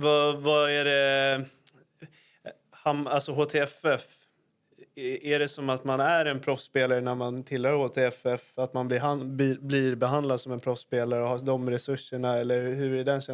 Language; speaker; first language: Swedish; native; Swedish